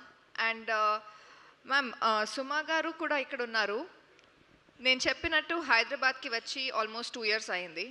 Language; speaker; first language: Telugu; non-native, fluent; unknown